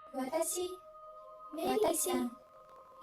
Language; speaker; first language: Japanese; non-native, fluent; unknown